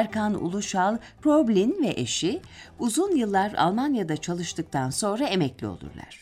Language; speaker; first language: Turkish; native; Turkish